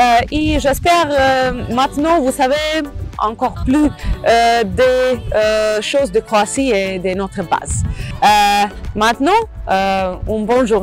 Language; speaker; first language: French; non-native, learner; Croatian